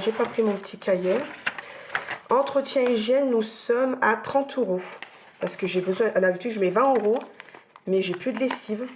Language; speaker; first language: French; native; French